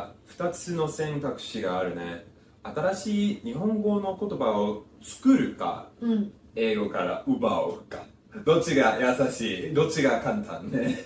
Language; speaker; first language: Japanese; non-native, learner; English